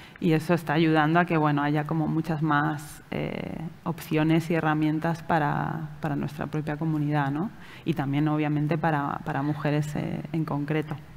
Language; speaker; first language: Spanish; native; Spanish